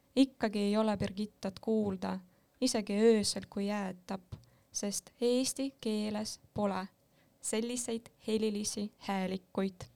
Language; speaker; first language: Estonian; non-native, local second language; Russian